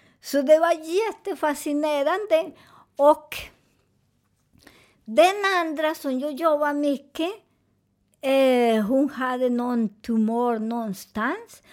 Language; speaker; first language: Swedish; non-native, fluent; Spanish